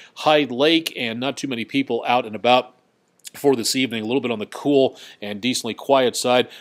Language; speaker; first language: English; native; English